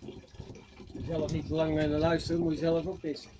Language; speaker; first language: Dutch; native; Dutch